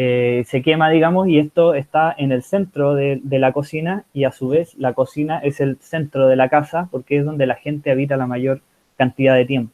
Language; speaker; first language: Spanish; native; Spanish